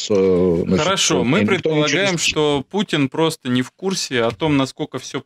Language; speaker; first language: Russian; native; Russian